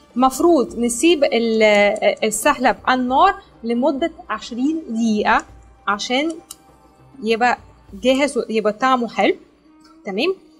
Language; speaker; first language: Arabic; non-native, fluent; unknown